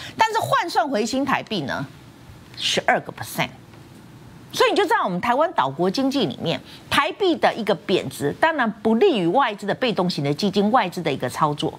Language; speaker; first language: Chinese; native; Chinese